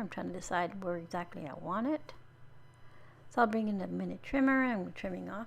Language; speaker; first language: English; native; English